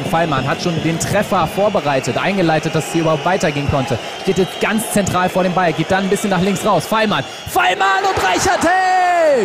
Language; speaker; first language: German; native; German